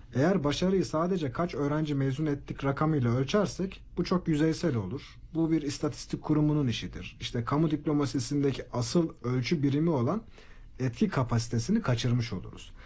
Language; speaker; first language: Turkish; native; Turkish